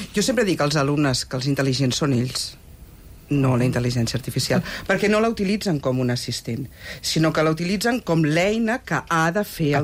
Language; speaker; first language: Catalan; native; Catalan